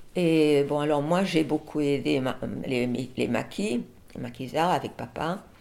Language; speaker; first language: French; early bilingual, other home language; Spanish